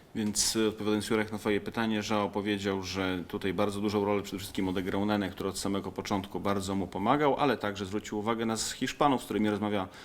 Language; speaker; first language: Polish; native; Polish